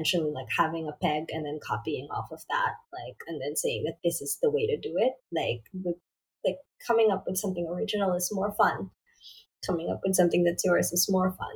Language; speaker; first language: English; non-native, local second language; Filipino